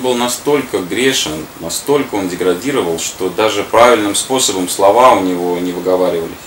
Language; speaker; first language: Russian; native; Russian